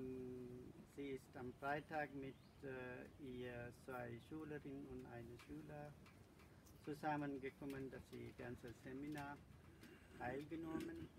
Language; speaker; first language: German; non-native, learner; Sinhala